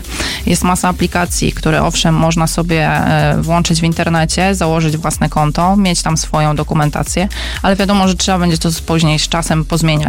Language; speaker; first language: Polish; native; Polish